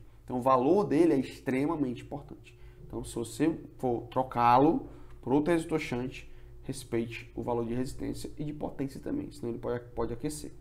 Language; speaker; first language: Portuguese; native; Portuguese